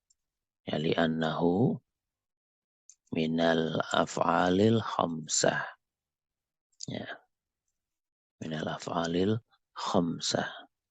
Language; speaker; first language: Arabic; non-native, fluent; Indonesian